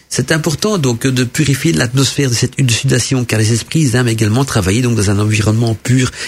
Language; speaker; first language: French; non-native, fluent; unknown